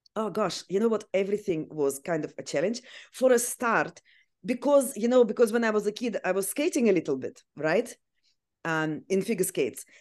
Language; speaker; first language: English; non-native, fluent; Russian